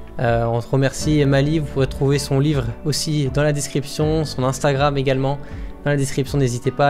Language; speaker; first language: French; native; French